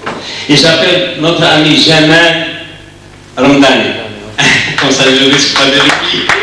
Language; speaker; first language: French; non-native, local second language; Arabic